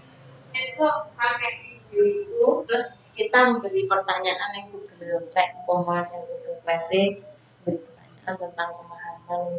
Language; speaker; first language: Indonesian; non-native, local second language; Javanese